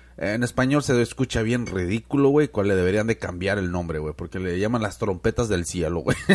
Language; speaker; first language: Spanish; early bilingual, heritage; Spanish